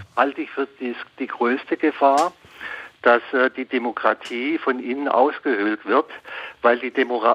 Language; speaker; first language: German; non-native, fluent; Spanish